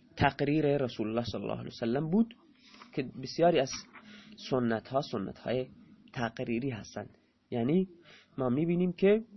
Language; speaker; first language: Persian; non-native, local second language; Baluchi